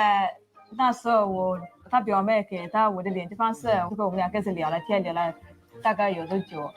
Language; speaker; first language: Chinese; non-native, learner; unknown